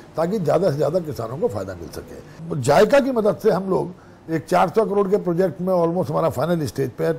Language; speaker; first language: Hindi; native; Hindi